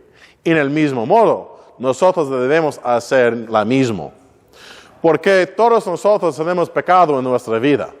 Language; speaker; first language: Spanish; non-native, learner; English